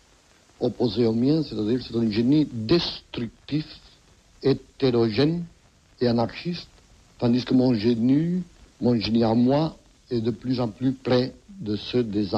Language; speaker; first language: French; non-native, fluent; Catalan